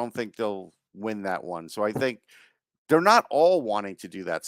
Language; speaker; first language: English; native; English